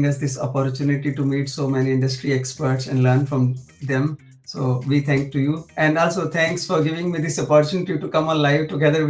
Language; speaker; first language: English; non-native, local second language; Hindi